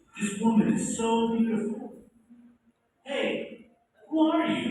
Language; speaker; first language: English; non-native, learner; Indonesian